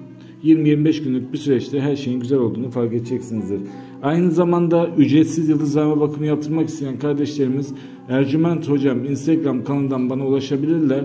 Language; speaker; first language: Turkish; native; Turkish